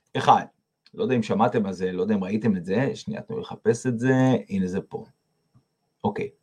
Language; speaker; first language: Hebrew; native; Hebrew